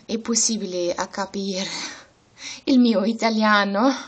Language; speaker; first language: Italian; non-native, learner; German